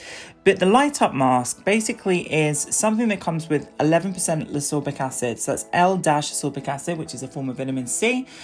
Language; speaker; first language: English; native; English